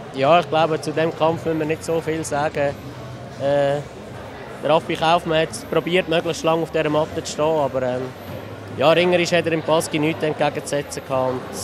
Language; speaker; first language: German; native; German